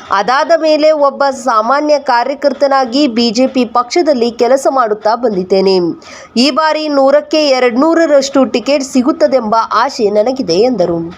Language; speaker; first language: Kannada; native; Kannada